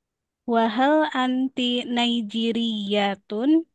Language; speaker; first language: Arabic; non-native, learner; Indonesian